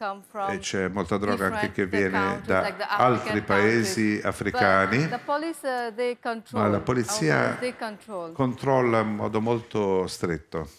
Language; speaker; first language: Italian; non-native, fluent; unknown